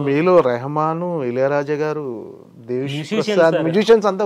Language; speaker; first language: Telugu; native; Telugu